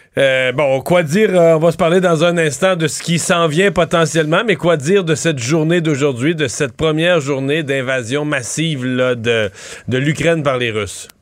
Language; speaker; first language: French; native; French